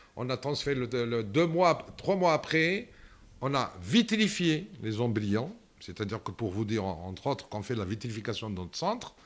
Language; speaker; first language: French; non-native, local second language; Arabic